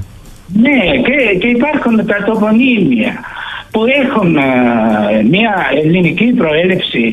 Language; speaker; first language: Greek; early bilingual, heritage; Greek